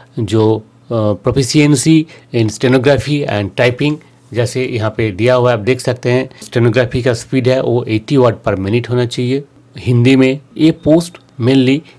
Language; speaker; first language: Hindi; native; Hindi